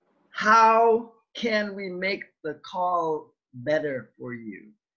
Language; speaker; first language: English; native; English